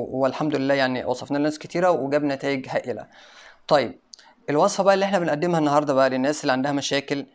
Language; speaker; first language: Arabic; native; Arabic